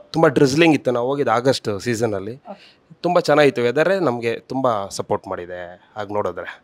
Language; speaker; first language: Kannada; native; Kannada